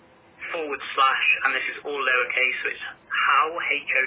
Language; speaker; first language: English; native; English